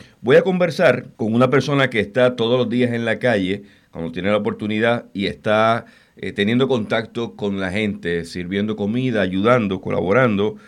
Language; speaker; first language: Spanish; native; Spanish